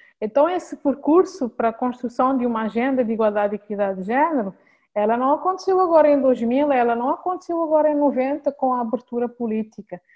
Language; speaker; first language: Portuguese; non-native, local second language; Kabuverdianu